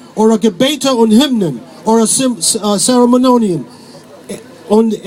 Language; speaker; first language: German; non-native, fluent; English